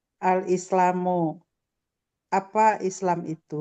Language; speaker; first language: Arabic; non-native, learner; Indonesian